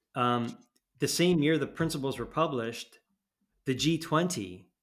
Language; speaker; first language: English; native; English